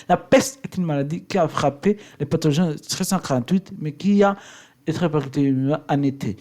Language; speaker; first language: French; non-native, learner; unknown